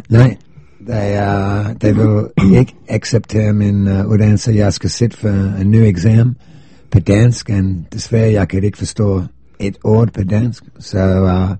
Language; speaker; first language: Danish; non-native, learner; English